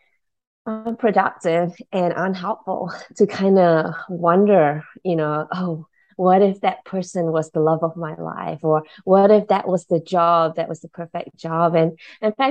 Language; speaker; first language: English; non-native, local second language; Chinese